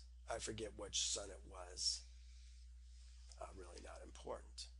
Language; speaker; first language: English; native; English